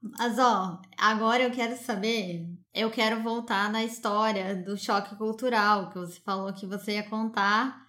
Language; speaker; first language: Portuguese; native; Portuguese